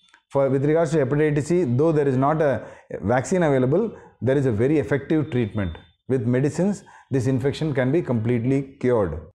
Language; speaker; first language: English; non-native, local second language; Tamil